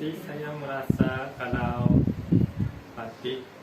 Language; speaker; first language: Indonesian; non-native, fluent; Japanese